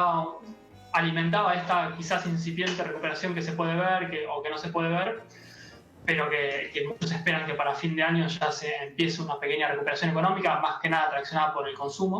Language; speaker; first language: Spanish; native; Spanish